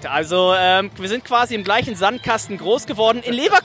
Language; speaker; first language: German; native; German